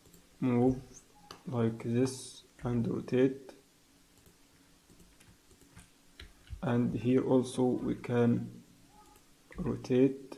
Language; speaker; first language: English; non-native, fluent; Arabic